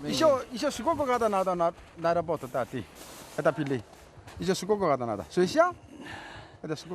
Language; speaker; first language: Russian; non-native, learner; Korean